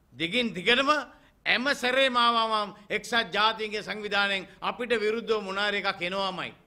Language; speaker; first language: Sinhala; non-native, local second language; Tamil